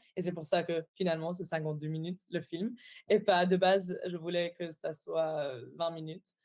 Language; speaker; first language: French; non-native, fluent; Persian